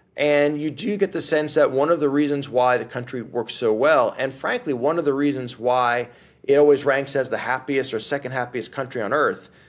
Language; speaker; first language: English; native; English